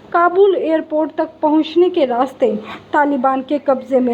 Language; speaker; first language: Hindi; native; Hindi